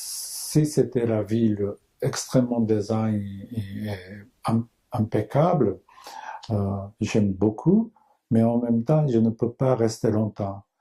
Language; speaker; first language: French; non-native, fluent; Japanese